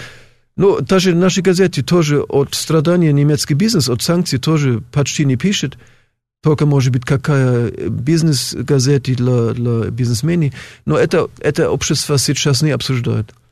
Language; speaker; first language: Russian; non-native, fluent; German